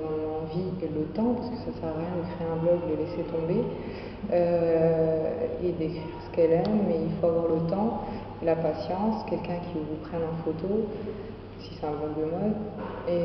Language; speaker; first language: French; non-native, local second language; Arabic